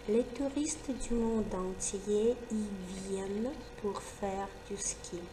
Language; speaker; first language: French; non-native, fluent; Ukrainian